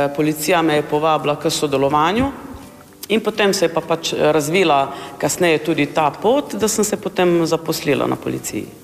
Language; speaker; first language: Slovenian; non-native, local second language; Romany